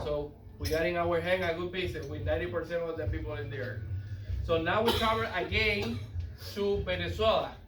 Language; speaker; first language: English; non-native, learner; Spanish